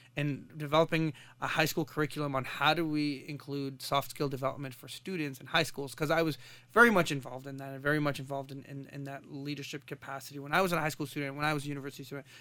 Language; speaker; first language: English; non-native, fluent; Arabic